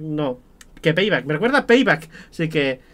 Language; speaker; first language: Spanish; native; Spanish